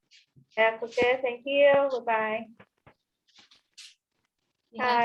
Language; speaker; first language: English; non-native, learner; Vietnamese